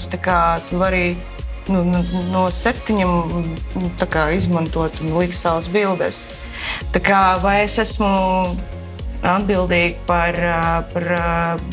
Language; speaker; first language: Latvian; non-native, local second language; Russian